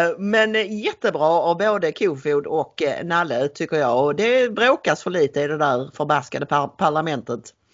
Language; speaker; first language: Swedish; native; Swedish